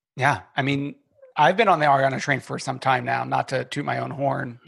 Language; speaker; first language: English; native; English